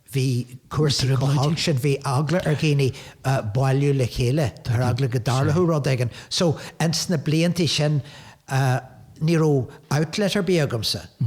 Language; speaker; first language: Irish; non-native, local second language; English